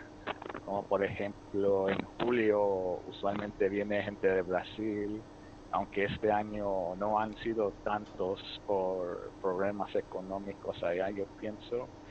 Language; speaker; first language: Spanish; early bilingual, heritage; Spanish